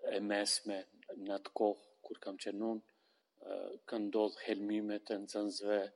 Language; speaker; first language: Albanian; non-native, local second language; Romany